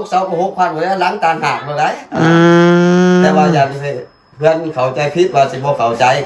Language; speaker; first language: Thai; non-native, local second language; Lao